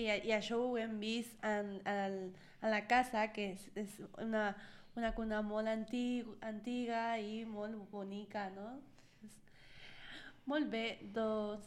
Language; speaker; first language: Catalan; non-native, learner; Spanish